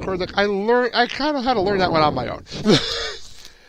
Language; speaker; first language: English; native; English